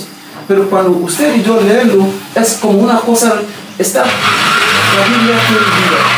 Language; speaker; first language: Spanish; non-native, learner; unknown